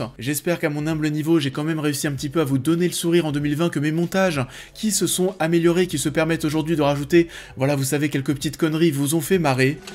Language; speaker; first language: French; native; French